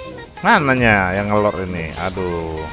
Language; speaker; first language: Indonesian; native; Indonesian